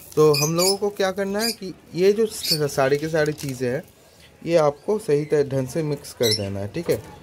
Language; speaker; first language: Hindi; non-native, local second language; Bangla